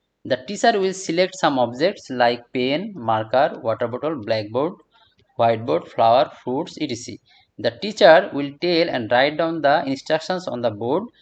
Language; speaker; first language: English; non-native, local second language; Bangla